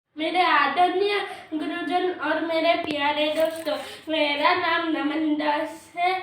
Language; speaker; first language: Hindi; non-native, local second language; Odia